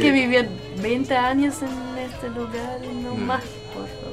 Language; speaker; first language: Spanish; non-native, learner; German